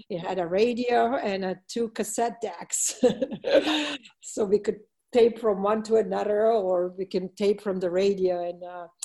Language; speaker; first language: English; non-native, fluent; Serbian